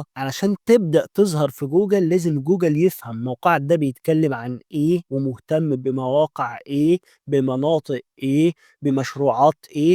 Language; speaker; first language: Arabic; native; Arabic